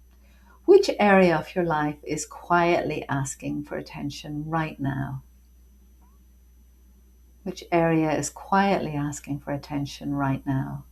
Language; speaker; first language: English; native; English